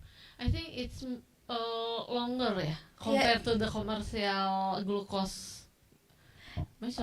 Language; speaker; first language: English; non-native, learner; Indonesian